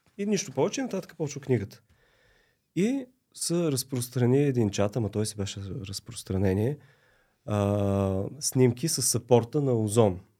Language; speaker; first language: Bulgarian; native; Bulgarian